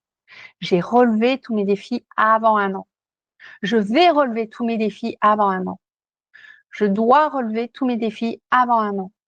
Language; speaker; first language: French; native; French